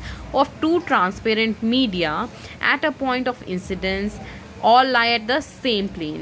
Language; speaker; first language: English; non-native, local second language; Hindi